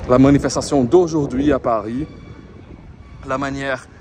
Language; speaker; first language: French; non-native, fluent; Portuguese